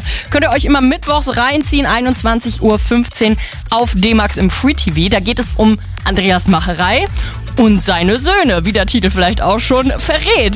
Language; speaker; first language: German; native; German